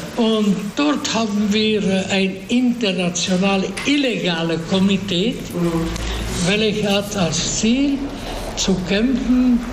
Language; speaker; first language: German; non-native, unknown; Hungarian